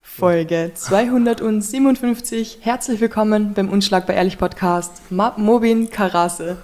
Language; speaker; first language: German; native; German